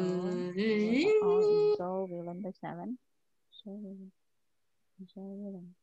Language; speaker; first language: Dutch; non-native, learner; Indonesian